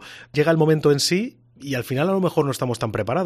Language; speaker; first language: Spanish; native; Spanish